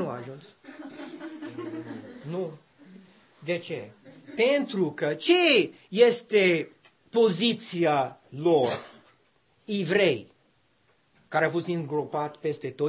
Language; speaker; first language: Romanian; non-native, learner; English